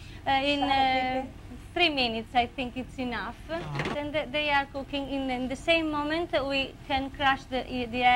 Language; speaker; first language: English; non-native, learner; Italian